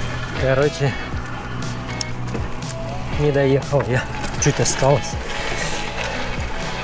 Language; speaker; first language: Russian; native; Russian